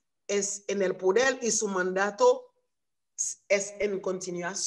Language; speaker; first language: Spanish; non-native, learner; Haitian Creole